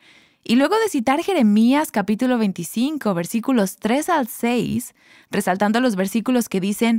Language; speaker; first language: Spanish; native; Spanish